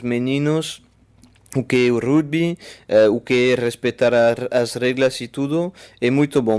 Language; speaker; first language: Portuguese; non-native, fluent; French